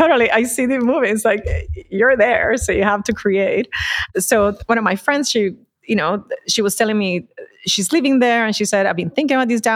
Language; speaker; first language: English; non-native, fluent; Spanish